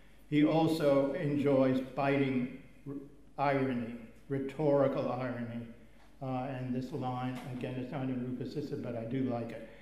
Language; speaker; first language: English; native; English